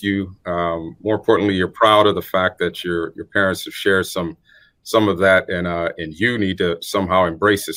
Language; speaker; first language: English; native; English